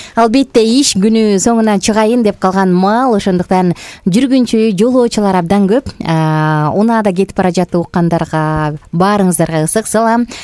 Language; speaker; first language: Kyrgyz; native; Kyrgyz